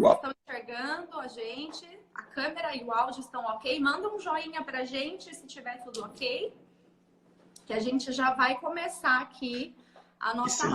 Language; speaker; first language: Portuguese; native; Portuguese